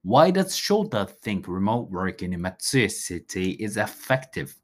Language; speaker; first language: English; non-native, fluent; Japanese